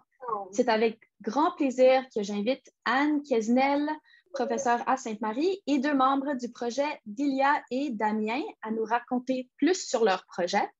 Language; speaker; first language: French; native; French